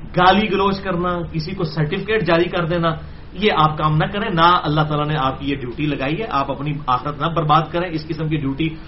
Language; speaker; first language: Urdu; non-native, local second language; Punjabi